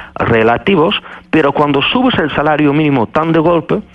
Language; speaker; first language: Spanish; non-native, fluent; Dutch